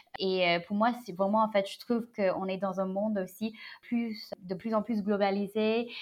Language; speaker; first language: French; non-native, fluent; Chinese